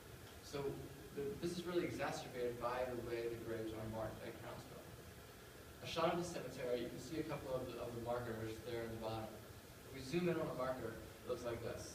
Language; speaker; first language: English; native; English